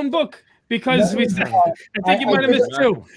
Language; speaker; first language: English; native; English